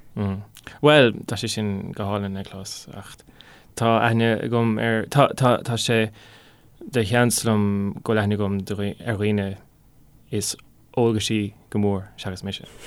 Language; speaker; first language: Irish; non-native, local second language; English